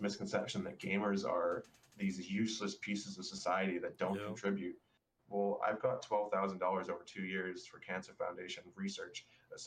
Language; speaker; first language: English; native; English